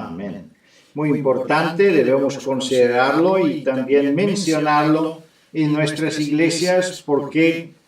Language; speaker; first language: Spanish; non-native, fluent; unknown